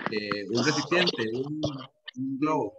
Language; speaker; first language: Spanish; native; Spanish